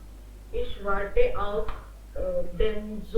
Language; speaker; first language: German; non-native, learner; Hindi